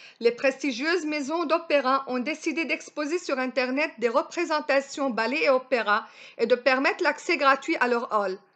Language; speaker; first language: French; non-native, local second language; Arabic